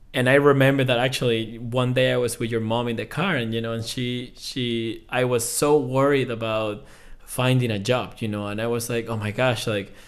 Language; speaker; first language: English; non-native, fluent; Spanish